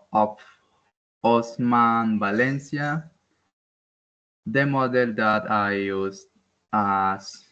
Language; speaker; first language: English; non-native, learner; Spanish